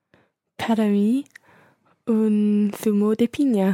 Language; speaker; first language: Spanish; non-native, learner; English